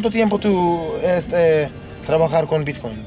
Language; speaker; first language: Spanish; non-native, learner; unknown